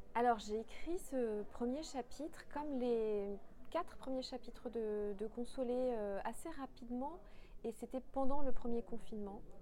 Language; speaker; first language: French; non-native, local second language; Kinyarwanda